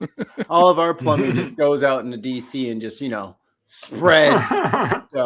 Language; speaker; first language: English; native; English